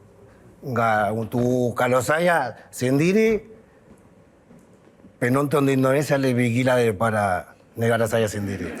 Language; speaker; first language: Indonesian; non-native, fluent; Spanish